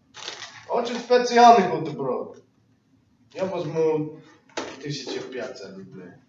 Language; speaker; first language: Russian; non-native, learner; English